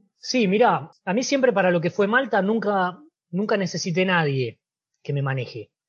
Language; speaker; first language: Spanish; native; Spanish